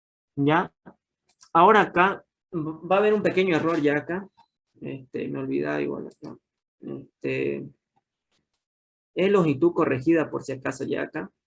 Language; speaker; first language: Spanish; native; Spanish